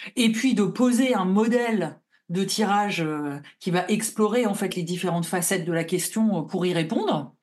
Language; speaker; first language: French; native; French